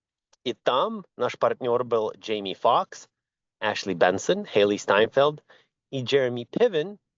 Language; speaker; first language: Russian; early bilingual, heritage; Russian